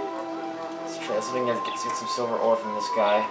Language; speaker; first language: English; native; English